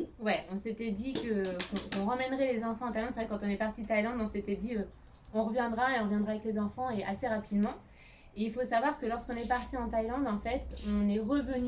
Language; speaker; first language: French; native; French